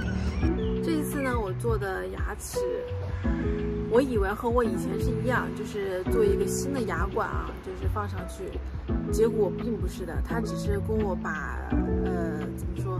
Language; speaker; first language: Chinese; native; Chinese